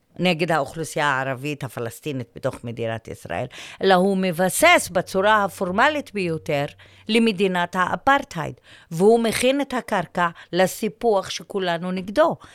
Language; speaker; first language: Hebrew; non-native, local second language; Arabic